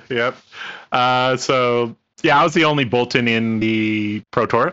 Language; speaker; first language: English; non-native, local second language; Cantonese